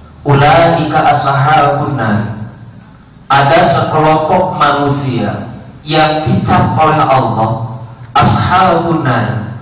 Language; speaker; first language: Indonesian; native; Indonesian